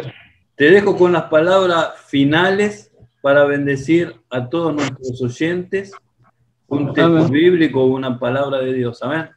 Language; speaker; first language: Spanish; non-native, fluent; Portuguese